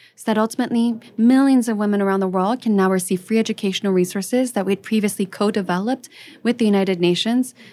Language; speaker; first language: English; early bilingual, other home language; French